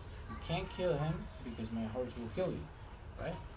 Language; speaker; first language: English; non-native, fluent; Spanish